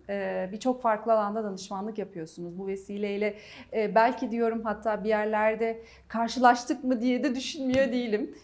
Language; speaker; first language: Turkish; native; Turkish